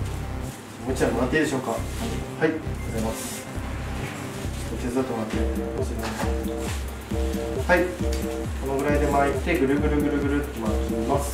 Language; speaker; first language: Japanese; native; Japanese